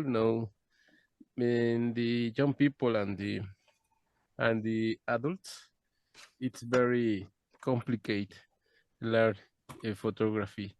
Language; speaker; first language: English; non-native, learner; Spanish